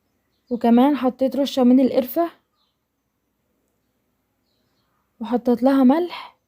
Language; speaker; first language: Arabic; native; Arabic